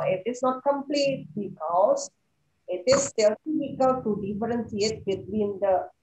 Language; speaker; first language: English; non-native, fluent; Indonesian